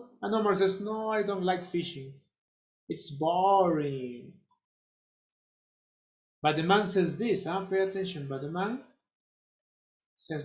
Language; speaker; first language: English; non-native, fluent; Spanish